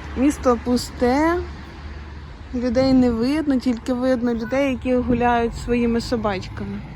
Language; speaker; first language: Ukrainian; non-native, local second language; Russian